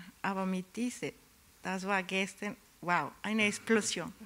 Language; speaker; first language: German; non-native, learner; Spanish